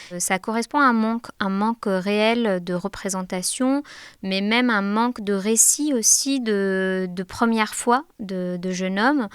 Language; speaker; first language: French; non-native, local second language; Arabic